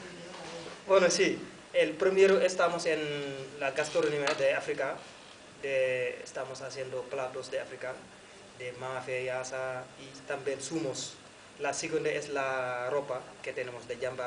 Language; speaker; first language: Spanish; non-native, learner; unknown